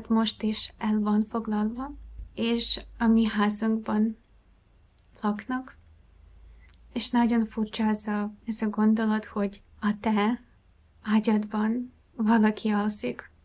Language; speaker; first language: Hungarian; non-native, fluent; Ukrainian